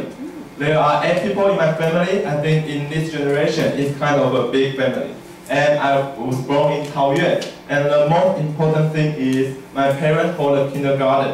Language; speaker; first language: English; non-native, learner; Chinese